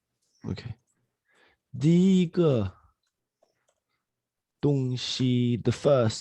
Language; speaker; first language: Chinese; non-native, fluent; Swedish